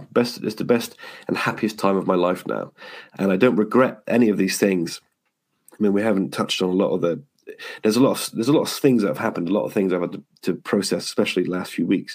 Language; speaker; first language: English; native; English